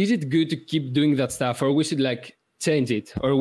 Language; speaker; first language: English; non-native, fluent; Greek